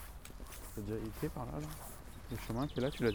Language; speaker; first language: French; native; French